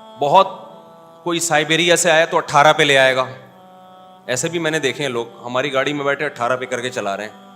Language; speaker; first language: Urdu; native; Urdu